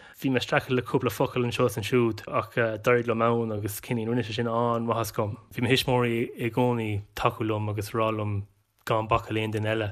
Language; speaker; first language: Irish; non-native, local second language; English